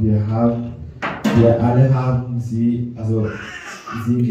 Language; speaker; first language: German; non-native, learner; French